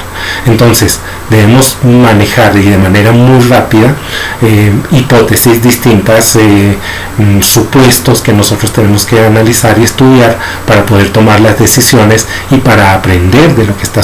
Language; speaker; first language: Spanish; native; Spanish